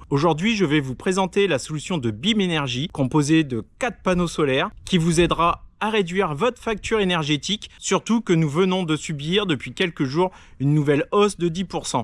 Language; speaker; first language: French; native; French